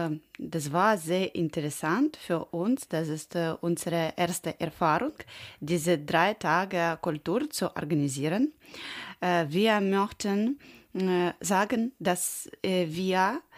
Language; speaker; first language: German; non-native, learner; Ukrainian